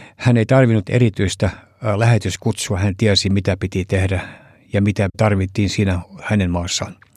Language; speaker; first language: Finnish; early bilingual, heritage; Finnish